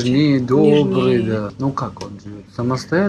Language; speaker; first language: Russian; non-native, fluent; Persian